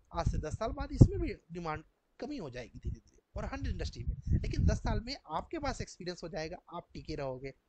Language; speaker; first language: Hindi; native; Hindi